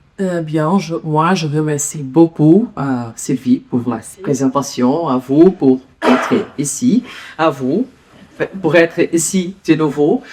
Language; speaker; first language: French; non-native, learner; Portuguese